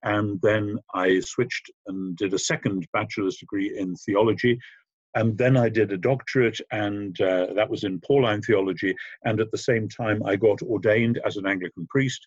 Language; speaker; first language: English; native; English